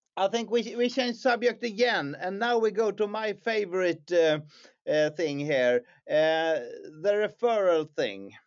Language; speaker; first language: English; non-native, fluent; Swedish